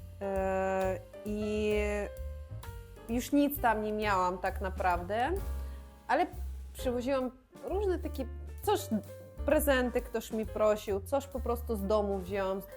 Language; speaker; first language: Polish; non-native, fluent; Russian